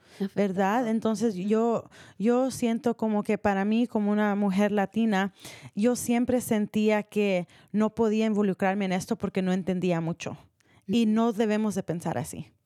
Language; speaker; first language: Spanish; early bilingual, heritage; Spanish